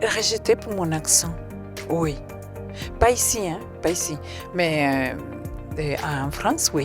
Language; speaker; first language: French; non-native, fluent; Spanish